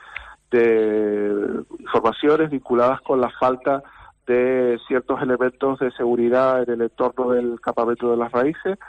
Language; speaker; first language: Spanish; native; Spanish